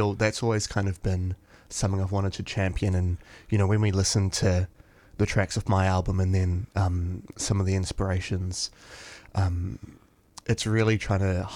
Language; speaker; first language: English; native; English